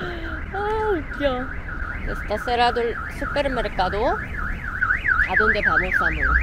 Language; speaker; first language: Spanish; non-native, fluent; Korean